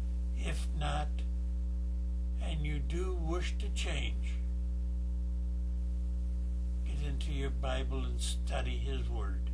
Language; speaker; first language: English; native; English